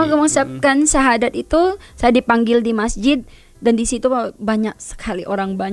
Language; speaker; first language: Indonesian; non-native, fluent; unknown